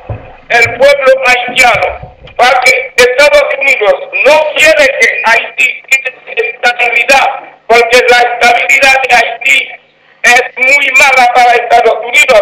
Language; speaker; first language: Spanish; non-native, fluent; Haitian Creole